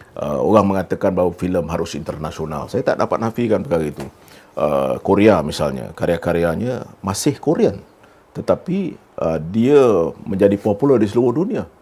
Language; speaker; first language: Malay; native; Malay